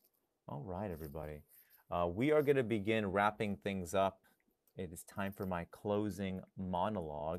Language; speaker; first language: English; non-native, fluent; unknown